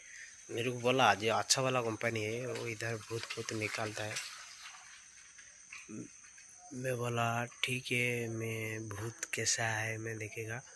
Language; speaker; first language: Hindi; non-native, local second language; Odia